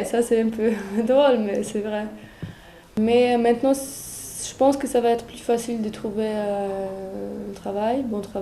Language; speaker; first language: French; non-native, fluent; Polish